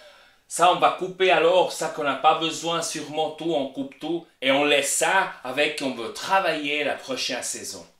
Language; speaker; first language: French; non-native, learner; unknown